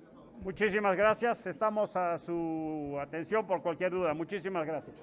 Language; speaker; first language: Spanish; native; Spanish